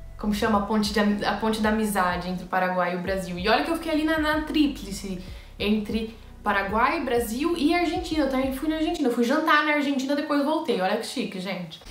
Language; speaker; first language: Portuguese; native; Portuguese